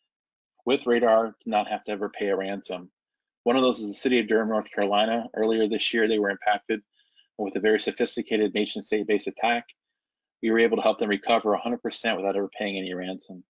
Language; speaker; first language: English; native; English